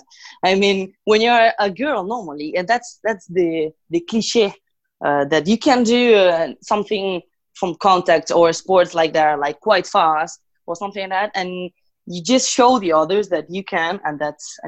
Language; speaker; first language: English; non-native, fluent; Spanish